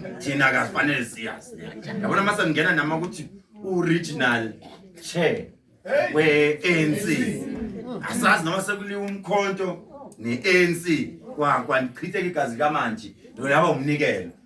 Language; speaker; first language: Zulu; native; Zulu